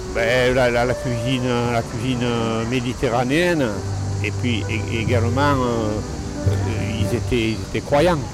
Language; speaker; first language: French; native; French